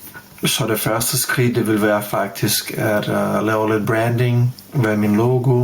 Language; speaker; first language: Danish; non-native, fluent; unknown